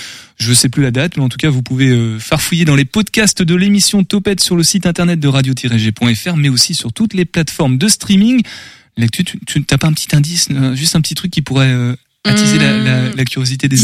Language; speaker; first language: French; native; French